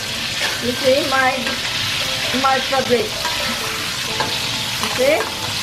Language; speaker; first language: English; non-native, learner; Thai